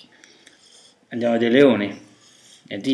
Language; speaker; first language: Italian; native; Italian